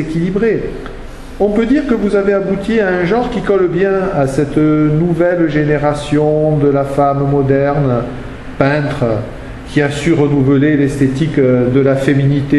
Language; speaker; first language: French; native; French